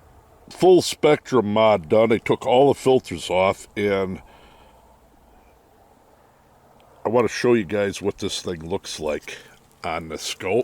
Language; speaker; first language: English; native; English